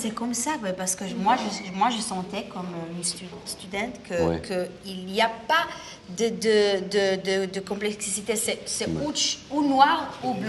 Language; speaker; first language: French; non-native, learner; Hebrew